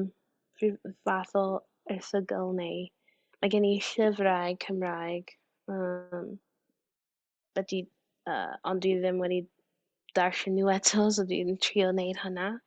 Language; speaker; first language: Welsh; non-native, fluent; English